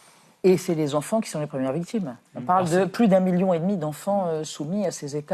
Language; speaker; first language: French; native; French